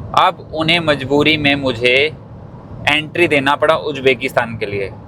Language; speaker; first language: Hindi; native; Hindi